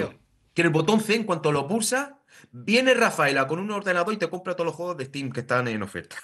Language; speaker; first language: Spanish; native; Spanish